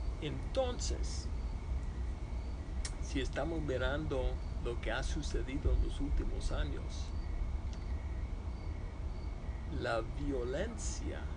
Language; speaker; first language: Spanish; non-native, fluent; English